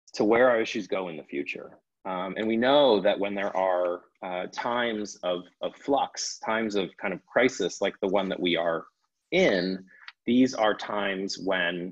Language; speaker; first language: English; native; English